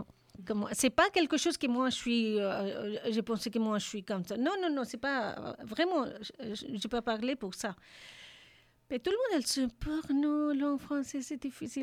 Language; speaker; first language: French; non-native, learner; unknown